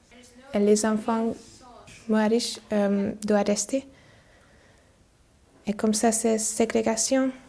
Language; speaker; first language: French; non-native, learner; Hungarian